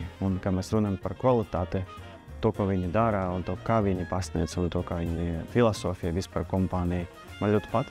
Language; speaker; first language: Latvian; non-native, local second language; Russian